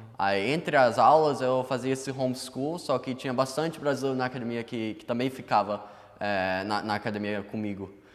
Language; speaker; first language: Portuguese; non-native, fluent; English